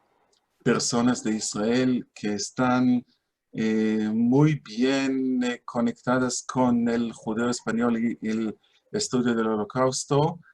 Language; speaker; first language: Spanish; non-native, fluent; Hebrew